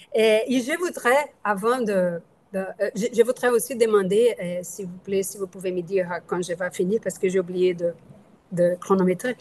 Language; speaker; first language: French; non-native, fluent; Portuguese